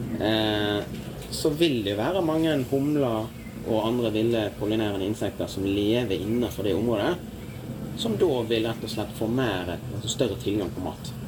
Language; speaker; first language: Norwegian; native; Norwegian